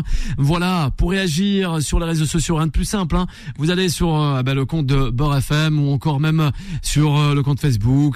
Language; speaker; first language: French; native; French